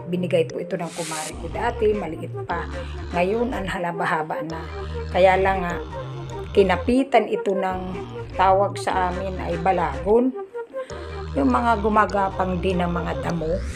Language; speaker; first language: Filipino; non-native, local second language; Bikol